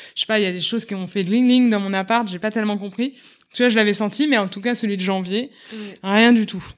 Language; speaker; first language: French; native; French